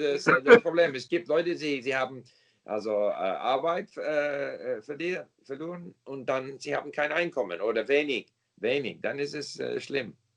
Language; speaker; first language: German; non-native, fluent; English